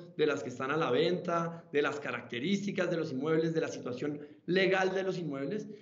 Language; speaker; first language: Spanish; native; Spanish